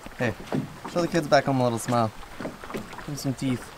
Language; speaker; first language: English; native; English